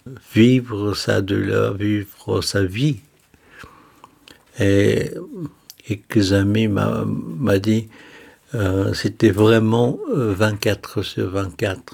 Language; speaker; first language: French; non-native, fluent; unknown